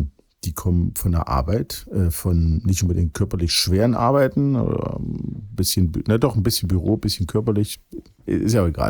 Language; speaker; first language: German; native; German